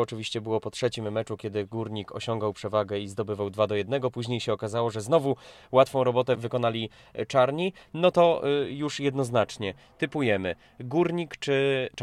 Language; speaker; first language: Polish; native; Polish